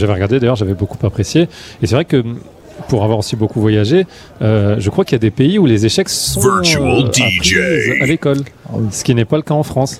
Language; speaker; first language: French; native; French